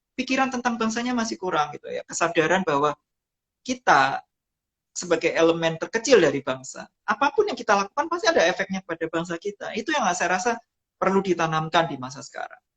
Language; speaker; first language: Indonesian; non-native, local second language; Javanese